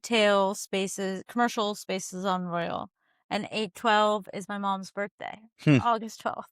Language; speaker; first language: English; native; English